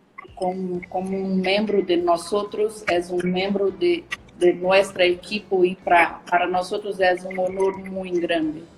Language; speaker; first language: Spanish; non-native, learner; Portuguese